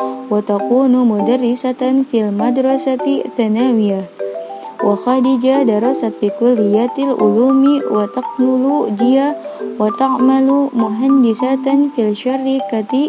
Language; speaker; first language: Arabic; non-native, learner; Indonesian